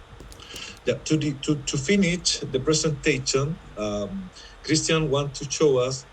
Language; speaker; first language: English; non-native, fluent; Spanish